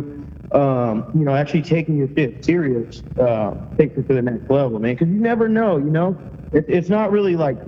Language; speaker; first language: English; native; English